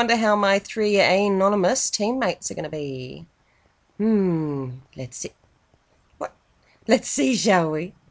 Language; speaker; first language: English; native; English